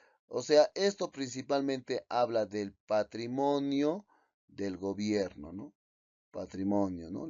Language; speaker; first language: Spanish; native; Spanish